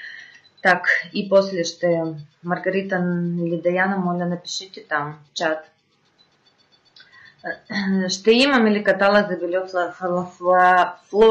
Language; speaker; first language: Bulgarian; non-native, fluent; Russian